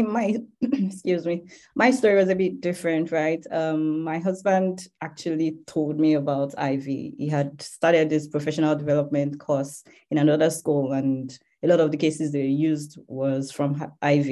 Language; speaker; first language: English; non-native, local second language; Yoruba